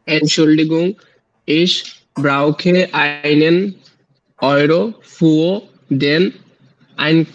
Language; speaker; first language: German; non-native, learner; Bangla